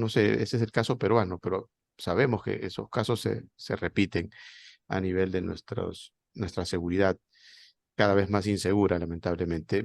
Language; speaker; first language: Spanish; native; Spanish